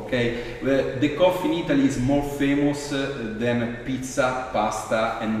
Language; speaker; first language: English; non-native, fluent; Italian